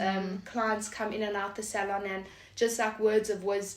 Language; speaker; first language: English; native; English